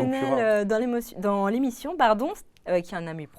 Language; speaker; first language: French; native; French